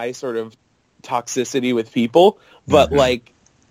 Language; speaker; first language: English; native; English